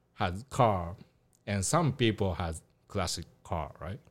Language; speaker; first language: English; non-native, learner; Japanese